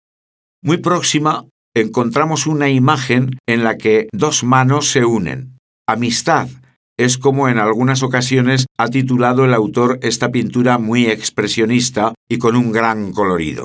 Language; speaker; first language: Spanish; native; Spanish